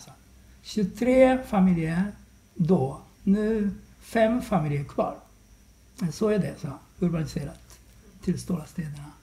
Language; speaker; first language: Swedish; non-native, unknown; Japanese